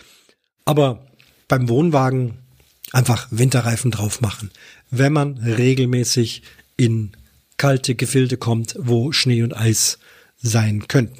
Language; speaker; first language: German; native; German